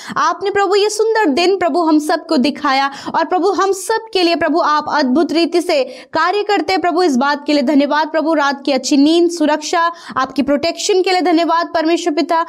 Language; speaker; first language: Hindi; native; Hindi